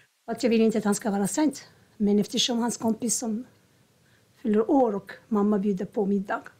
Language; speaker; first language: Swedish; non-native, learner; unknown